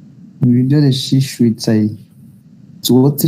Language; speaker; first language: Chinese; non-native, learner; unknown